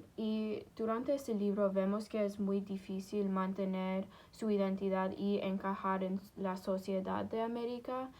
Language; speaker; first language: Spanish; non-native, fluent; English